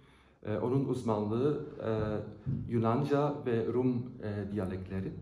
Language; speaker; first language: Turkish; non-native, fluent; Dutch